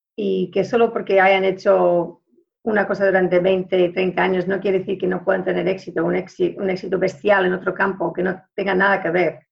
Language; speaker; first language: Spanish; early bilingual, heritage; Spanish